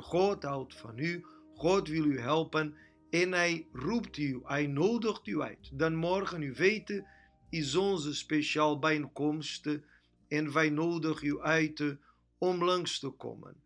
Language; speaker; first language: Dutch; non-native, fluent; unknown